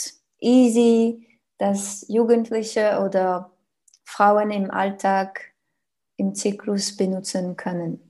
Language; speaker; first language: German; non-native, learner; French